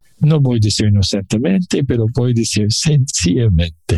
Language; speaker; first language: Spanish; non-native, learner; English